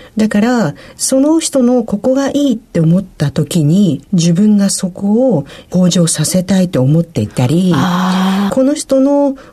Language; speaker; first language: Japanese; native; Japanese